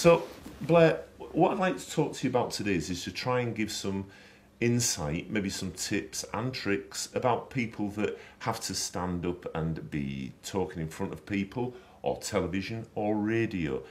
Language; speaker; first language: English; native; English